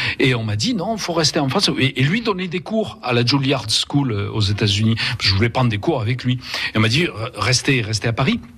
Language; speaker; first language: French; early bilingual, other home language; Spanish